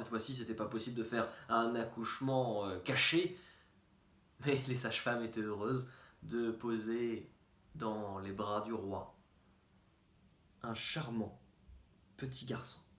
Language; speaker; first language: French; native; French